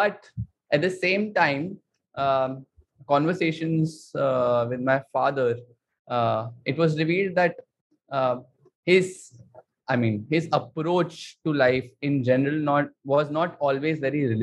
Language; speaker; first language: English; non-native, local second language; Hindi